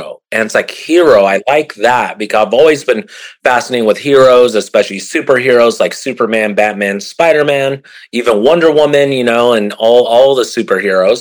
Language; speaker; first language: English; early bilingual, other home language; Japanese